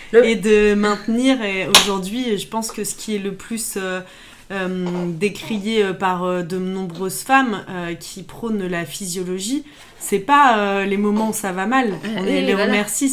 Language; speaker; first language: French; native; French